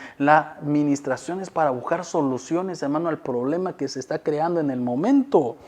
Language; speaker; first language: Spanish; native; Spanish